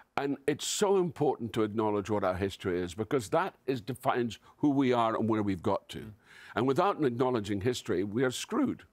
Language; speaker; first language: English; native; English